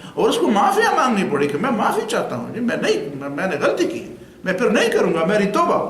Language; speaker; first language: Urdu; non-native, local second language; Pashto